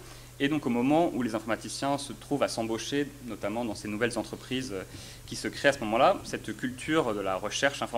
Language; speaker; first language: French; native; French